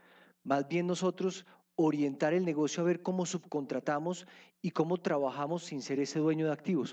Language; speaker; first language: Spanish; native; Spanish